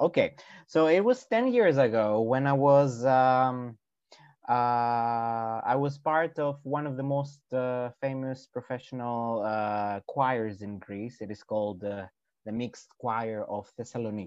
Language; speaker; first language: English; non-native, fluent; Greek